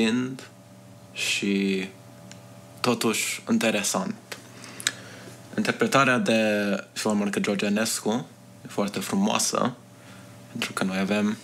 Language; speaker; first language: Romanian; early bilingual, heritage; Romanian